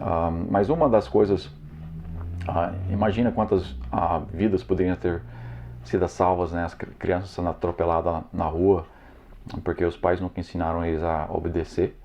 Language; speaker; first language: Portuguese; non-native, fluent; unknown